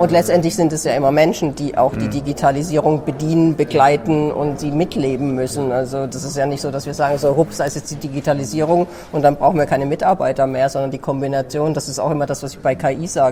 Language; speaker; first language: German; native; German